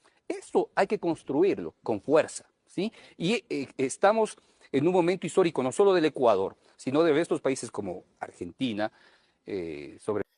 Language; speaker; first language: Spanish; native; Spanish